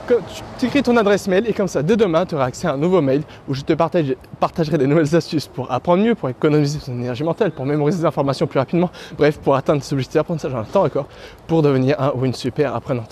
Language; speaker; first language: French; native; French